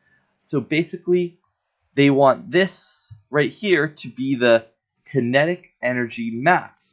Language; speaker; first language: English; native; English